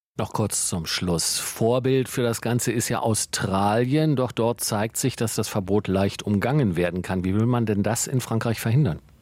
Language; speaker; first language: German; native; German